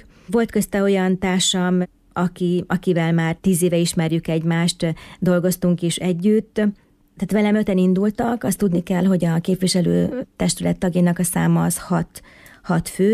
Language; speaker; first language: Hungarian; native; Hungarian